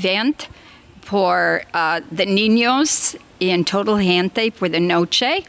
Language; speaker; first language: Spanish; non-native, learner; English